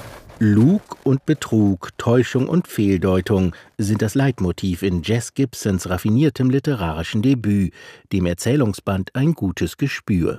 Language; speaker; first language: German; native; German